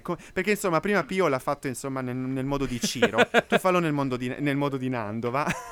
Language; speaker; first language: Italian; native; Italian